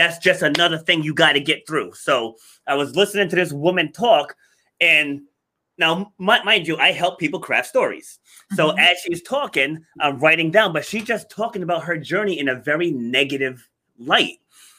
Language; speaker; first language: English; native; English